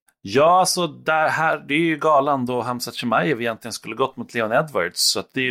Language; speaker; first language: Swedish; native; Swedish